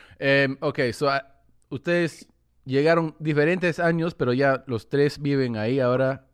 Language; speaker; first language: Spanish; early bilingual, heritage; Spanish